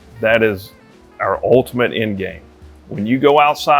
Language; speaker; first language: English; native; English